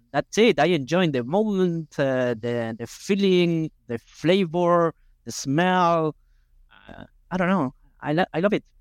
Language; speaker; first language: English; non-native, fluent; Spanish